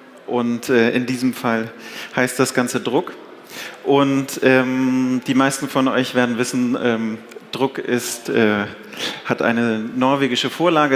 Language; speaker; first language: German; native; German